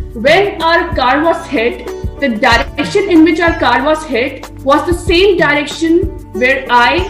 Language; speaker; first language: English; non-native, local second language; Hindi